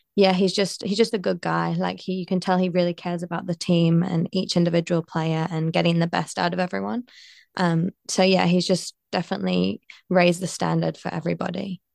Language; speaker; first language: English; native; English